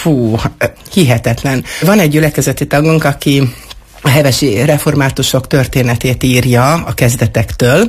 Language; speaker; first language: Hungarian; native; Hungarian